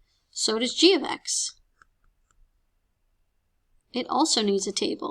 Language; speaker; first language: English; native; English